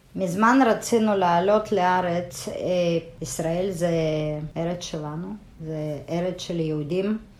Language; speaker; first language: Hebrew; non-native, fluent; Russian